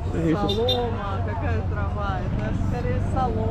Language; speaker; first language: Russian; native; Russian